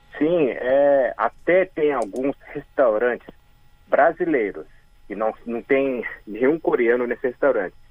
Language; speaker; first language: Portuguese; early bilingual, other home language; Korean